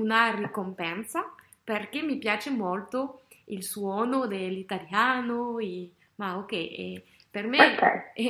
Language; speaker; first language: Italian; non-native, learner; French